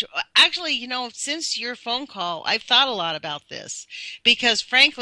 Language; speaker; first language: English; native; English